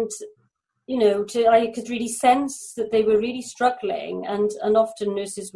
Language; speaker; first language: English; native; English